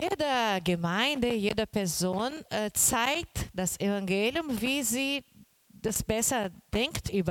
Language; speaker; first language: German; non-native, learner; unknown